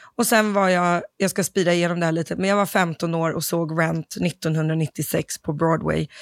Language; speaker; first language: Swedish; early bilingual, other home language; English